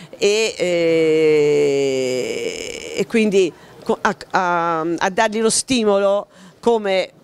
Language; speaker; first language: Italian; native; Italian